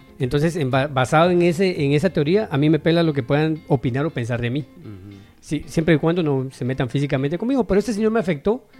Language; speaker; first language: Spanish; native; Spanish